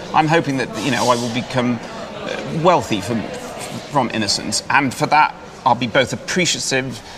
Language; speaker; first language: English; native; English